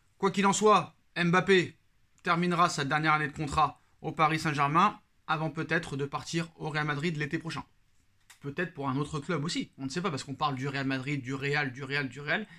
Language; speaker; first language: French; native; French